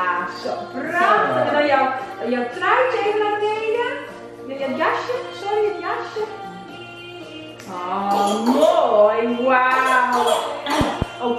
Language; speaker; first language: Dutch; native; Dutch